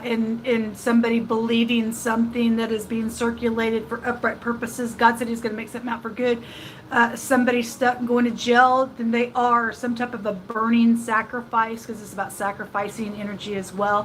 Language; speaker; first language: English; native; English